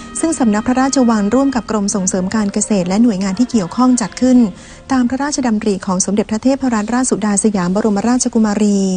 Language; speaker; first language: Thai; native; Thai